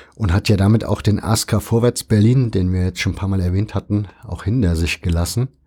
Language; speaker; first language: German; native; German